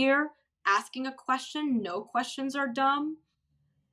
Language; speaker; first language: English; native; English